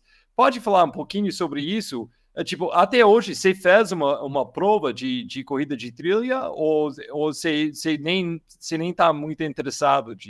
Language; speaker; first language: Portuguese; non-native, learner; English